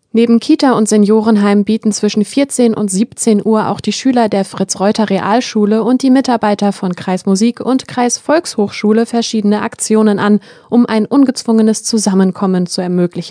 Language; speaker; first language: German; native; German